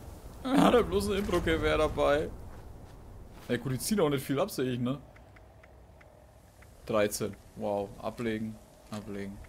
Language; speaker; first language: German; native; German